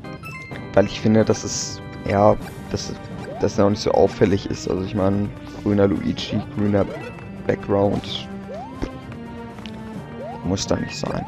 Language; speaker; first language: German; native; German